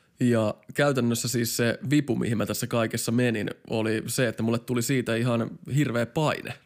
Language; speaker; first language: Finnish; native; Finnish